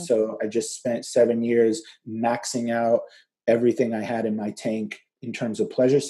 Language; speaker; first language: English; native; English